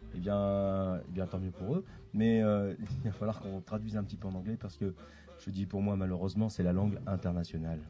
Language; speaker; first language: French; native; French